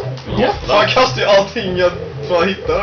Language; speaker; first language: Swedish; native; Swedish